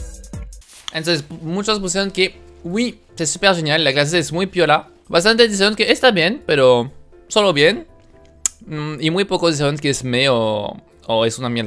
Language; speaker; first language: Spanish; non-native, fluent; French